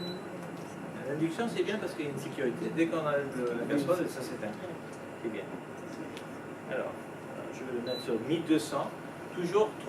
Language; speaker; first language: French; native; French